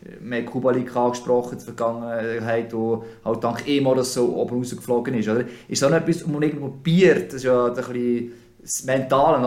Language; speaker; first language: German; native; German